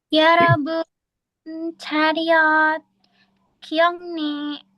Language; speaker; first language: Korean; non-native, learner; Indonesian